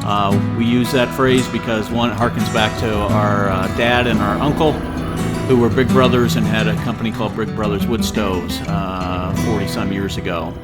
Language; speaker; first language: English; native; English